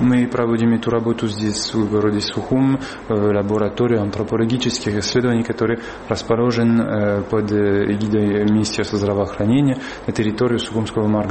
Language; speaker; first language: Russian; non-native, fluent; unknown